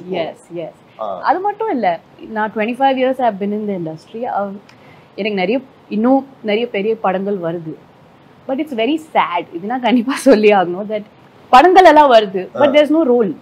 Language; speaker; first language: Tamil; non-native, fluent; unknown